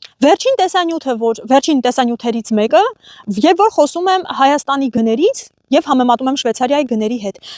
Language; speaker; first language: Armenian; native; Armenian